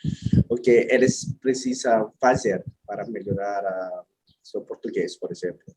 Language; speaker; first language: Portuguese; non-native, learner; Filipino